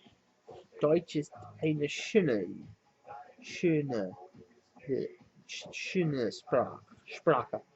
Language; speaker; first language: German; non-native, learner; English